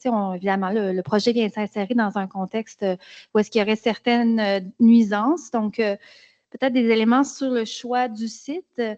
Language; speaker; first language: French; native; French